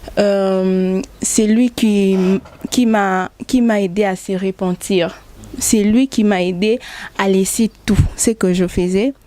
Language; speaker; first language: French; non-native, local second language; Lingala